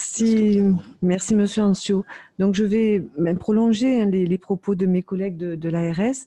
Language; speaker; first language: French; native; French